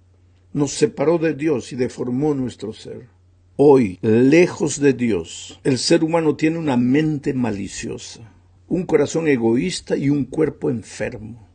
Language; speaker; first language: Spanish; native; Spanish